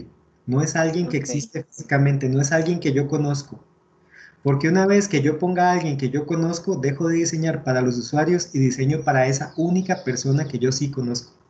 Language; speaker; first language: Spanish; native; Spanish